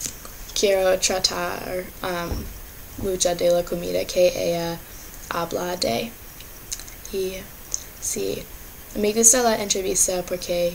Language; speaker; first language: Spanish; non-native, learner; English